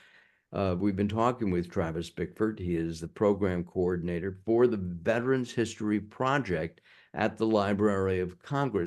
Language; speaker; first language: English; native; English